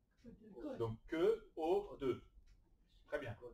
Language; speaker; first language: French; native; French